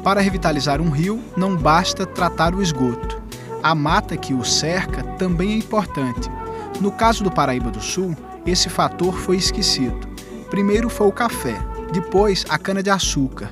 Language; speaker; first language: Portuguese; native; Portuguese